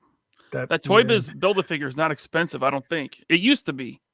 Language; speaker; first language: English; native; English